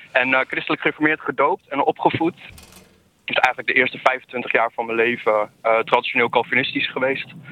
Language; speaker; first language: Dutch; native; Dutch